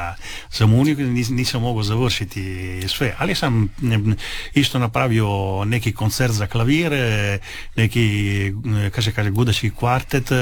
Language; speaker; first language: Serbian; early bilingual, heritage; Italian